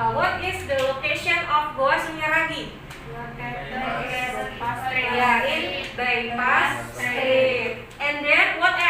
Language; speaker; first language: English; non-native, learner; Indonesian